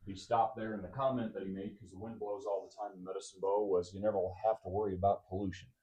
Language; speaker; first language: English; native; English